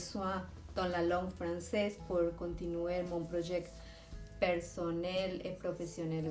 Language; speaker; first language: French; non-native, fluent; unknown